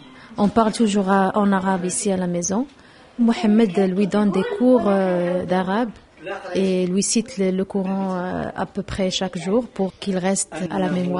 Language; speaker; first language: French; non-native, local second language; Arabic